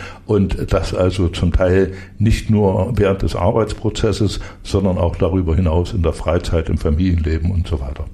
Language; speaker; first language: German; native; German